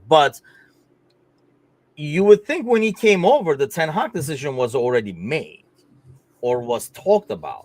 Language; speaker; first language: English; native; English